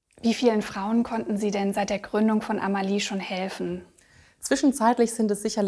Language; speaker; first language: German; native; German